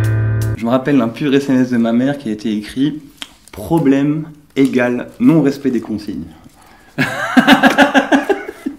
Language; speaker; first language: French; native; French